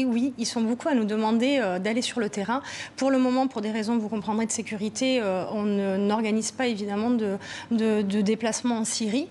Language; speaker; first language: French; native; French